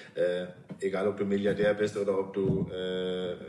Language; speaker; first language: German; non-native, fluent; Danish